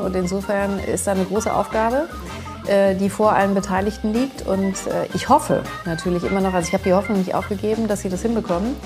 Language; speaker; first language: German; early bilingual, other home language; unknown